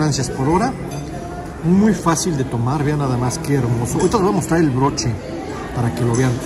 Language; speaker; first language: Spanish; native; Spanish